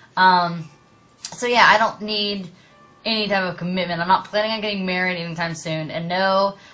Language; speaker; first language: English; native; English